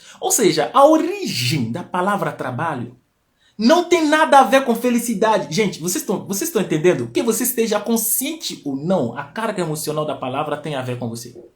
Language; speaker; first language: Portuguese; non-native, fluent; Fon